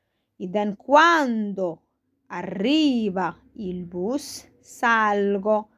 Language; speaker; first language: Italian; non-native, fluent; Arabic